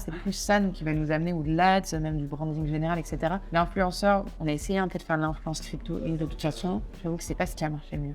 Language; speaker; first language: French; native; French